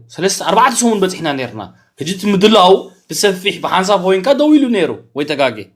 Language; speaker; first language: Tigrinya; early bilingual, heritage; Tigrinya